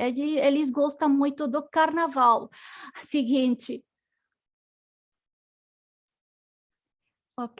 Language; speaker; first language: Portuguese; non-native, learner; Spanish